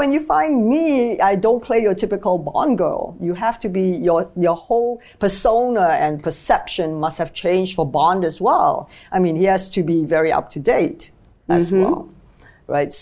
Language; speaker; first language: English; native; English